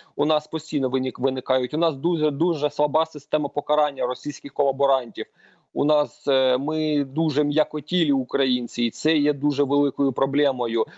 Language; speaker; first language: Ukrainian; non-native, local second language; Russian